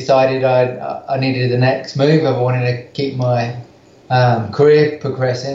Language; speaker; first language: English; native; English